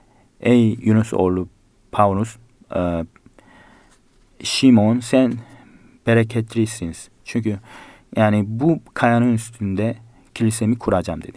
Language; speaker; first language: Turkish; non-native, fluent; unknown